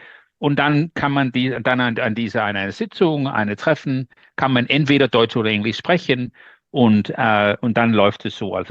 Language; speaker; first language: German; non-native, learner; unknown